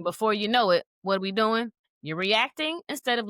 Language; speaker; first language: English; native; English